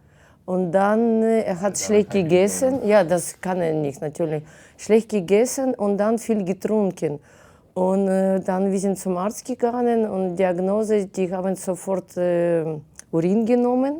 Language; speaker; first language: German; non-native, fluent; Russian